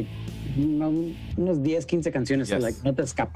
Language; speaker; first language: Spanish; early bilingual, heritage; Spanish